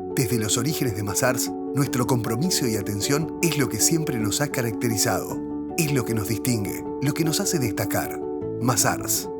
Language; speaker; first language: Spanish; native; Spanish